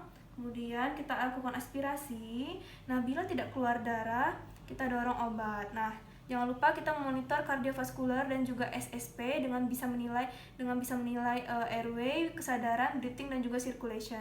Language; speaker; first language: Indonesian; native; Indonesian